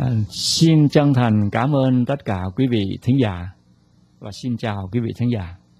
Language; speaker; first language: Vietnamese; native; Vietnamese